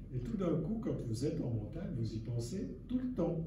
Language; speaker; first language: French; native; French